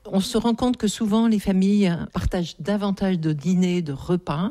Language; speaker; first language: French; native; French